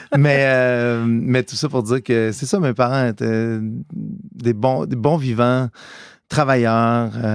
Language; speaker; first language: French; early bilingual, other home language; Italian